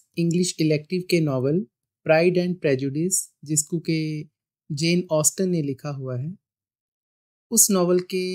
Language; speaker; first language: Hindi; non-native, local second language; Punjabi